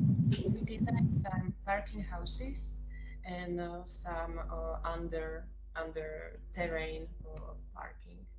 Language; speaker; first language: English; non-native, fluent; Slovak